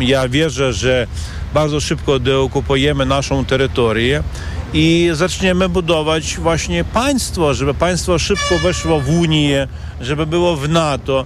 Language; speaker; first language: Polish; non-native, learner; Ukrainian